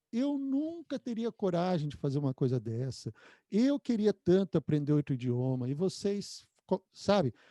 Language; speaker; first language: Portuguese; native; Portuguese